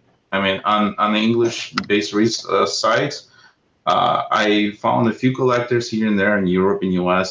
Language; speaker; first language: English; non-native, fluent; Russian